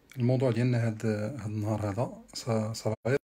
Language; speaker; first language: French; non-native, local second language; Arabic